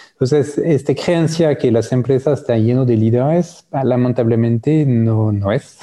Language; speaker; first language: Spanish; non-native, fluent; French